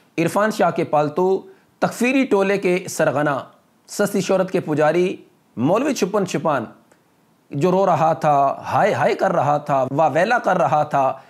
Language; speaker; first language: Urdu; non-native, local second language; Punjabi